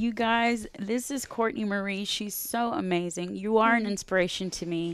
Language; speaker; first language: English; native; English